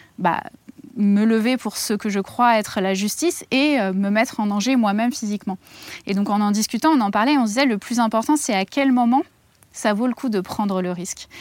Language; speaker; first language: French; native; French